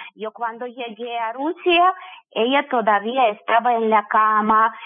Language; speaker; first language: Spanish; non-native, fluent; Russian